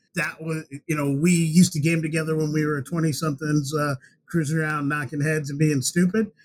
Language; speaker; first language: English; native; English